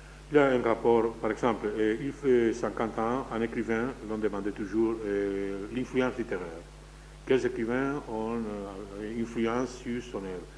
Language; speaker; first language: French; non-native, fluent; Spanish